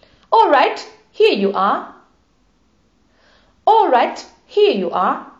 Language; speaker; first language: English; non-native, fluent; Chinese